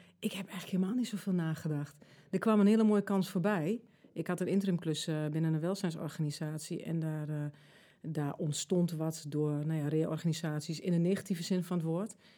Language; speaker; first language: Dutch; early bilingual, other home language; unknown